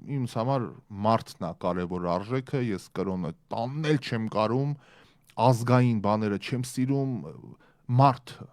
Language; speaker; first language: Armenian; early bilingual, heritage; Armenian